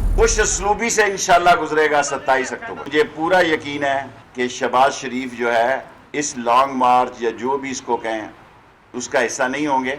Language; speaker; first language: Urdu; non-native, local second language; Punjabi